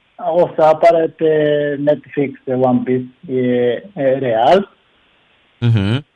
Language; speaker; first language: Romanian; non-native, fluent; Japanese